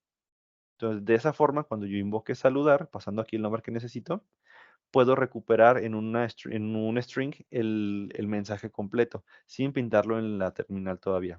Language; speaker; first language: Spanish; native; Spanish